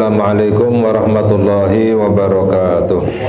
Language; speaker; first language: Indonesian; native; Indonesian